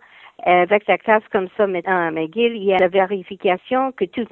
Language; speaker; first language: French; non-native, fluent; English